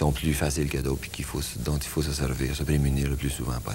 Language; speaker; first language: French; native; French